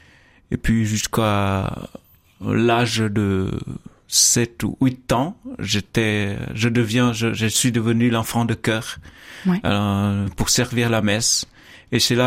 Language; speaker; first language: French; non-native, learner; Vietnamese